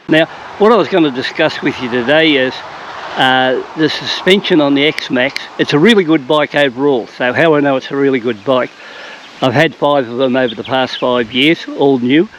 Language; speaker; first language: English; native; English